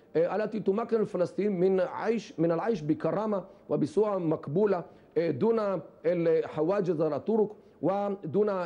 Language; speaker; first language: Arabic; non-native, fluent; Hebrew